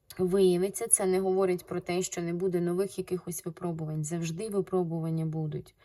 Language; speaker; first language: Ukrainian; non-native, local second language; Russian